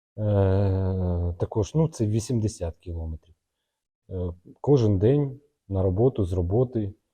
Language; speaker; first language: Ukrainian; non-native, local second language; Russian